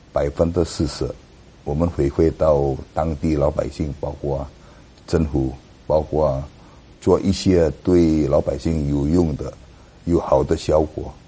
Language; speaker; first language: Chinese; non-native, learner; Indonesian